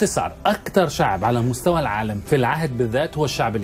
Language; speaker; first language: Arabic; native; Arabic